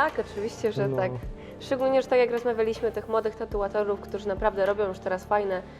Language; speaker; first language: Polish; native; Polish